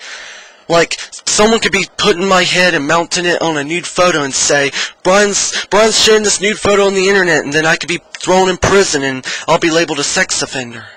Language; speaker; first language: English; native; English